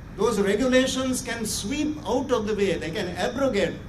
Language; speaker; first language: English; non-native, local second language; Sinhala